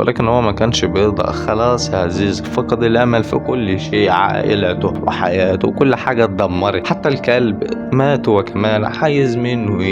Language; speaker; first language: Arabic; native; Arabic